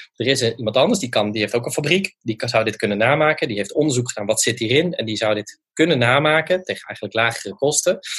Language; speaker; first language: Dutch; native; Dutch